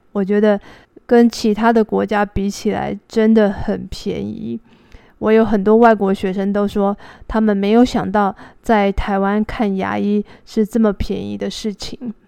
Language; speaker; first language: Chinese; native; Chinese